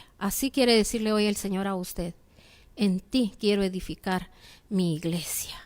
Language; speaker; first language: Spanish; native; Spanish